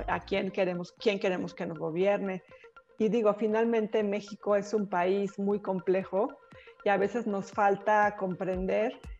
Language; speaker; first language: Spanish; native; Spanish